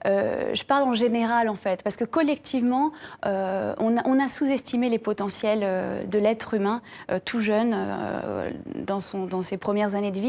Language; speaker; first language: French; native; French